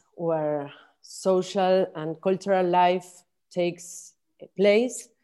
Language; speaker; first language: English; non-native, fluent; Spanish